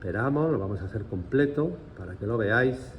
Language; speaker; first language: Spanish; native; Spanish